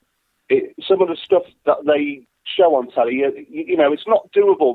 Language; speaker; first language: English; native; English